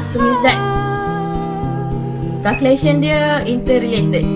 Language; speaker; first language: English; non-native, local second language; Malay